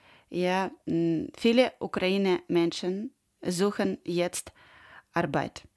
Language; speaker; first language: German; non-native, learner; Ukrainian